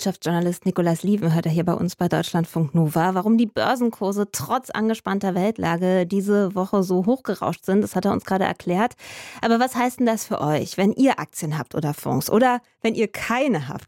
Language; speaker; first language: German; native; German